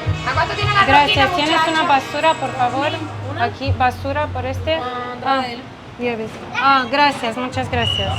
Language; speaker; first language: Spanish; non-native, learner; Romanian